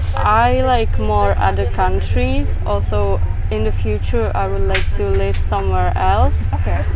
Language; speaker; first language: English; non-native, fluent; Czech